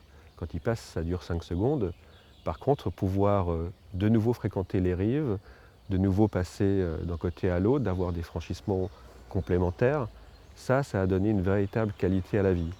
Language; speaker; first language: French; native; French